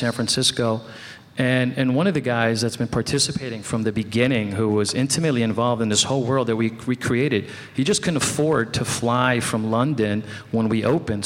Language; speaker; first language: English; native; English